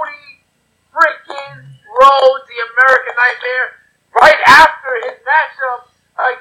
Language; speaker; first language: English; native; English